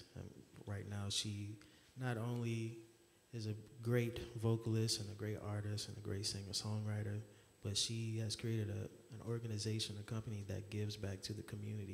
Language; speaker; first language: English; native; English